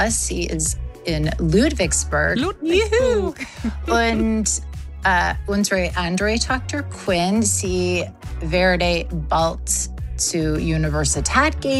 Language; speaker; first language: German; non-native, learner; English